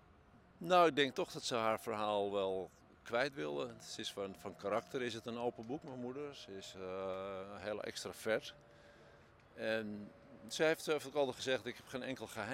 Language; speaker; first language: Dutch; native; Dutch